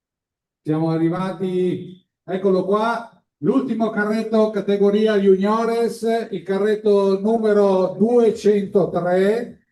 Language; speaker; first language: Italian; native; Italian